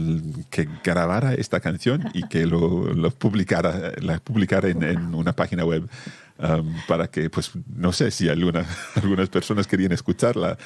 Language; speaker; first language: Spanish; non-native, fluent; English